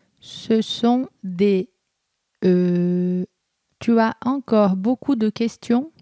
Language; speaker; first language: French; non-native, learner; Portuguese